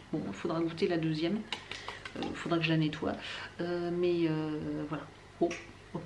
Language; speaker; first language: French; native; French